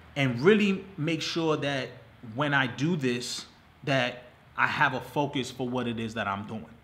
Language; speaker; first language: English; native; English